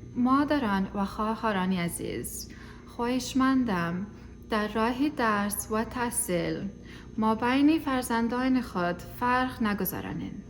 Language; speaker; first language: Persian; early bilingual, heritage; Persian